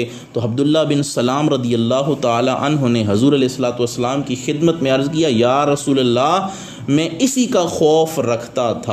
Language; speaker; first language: Urdu; native; Urdu